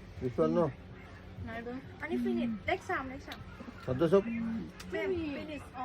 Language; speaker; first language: English; non-native, learner; Thai